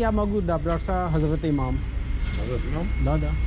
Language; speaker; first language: Russian; non-native, learner; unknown